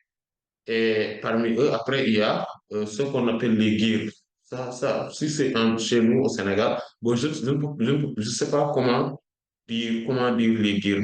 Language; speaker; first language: French; non-native, local second language; Wolof